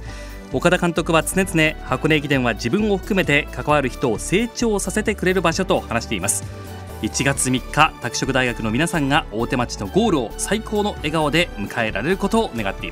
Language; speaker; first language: Japanese; native; Japanese